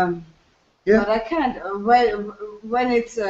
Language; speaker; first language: English; non-native, learner; French